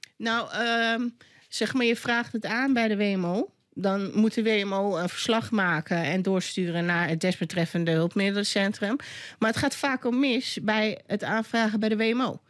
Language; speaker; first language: Dutch; native; Dutch